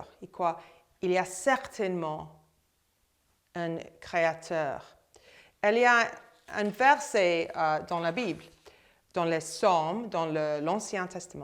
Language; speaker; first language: French; non-native, fluent; English